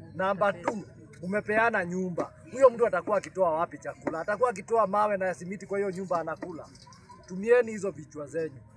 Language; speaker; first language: Swahili; non-native, local second language; Kikuyu